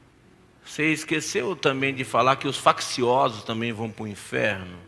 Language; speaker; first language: Portuguese; native; Portuguese